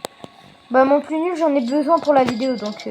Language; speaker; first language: French; native; French